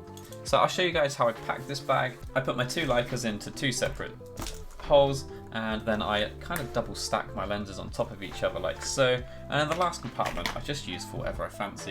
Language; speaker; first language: English; native; English